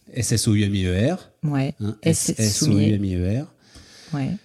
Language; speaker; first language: French; native; French